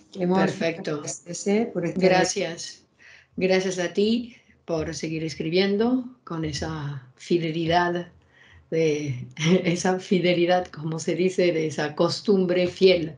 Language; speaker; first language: Spanish; native; Spanish